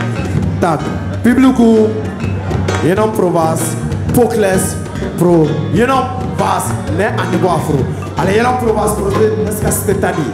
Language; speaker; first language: Czech; non-native, learner; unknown